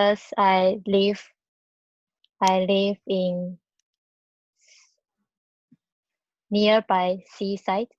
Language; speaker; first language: English; non-native, learner; Chinese